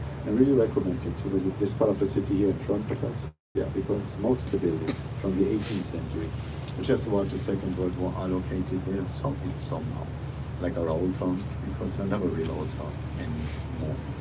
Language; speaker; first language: English; non-native, fluent; German